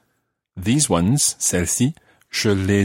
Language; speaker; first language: French; non-native, fluent; English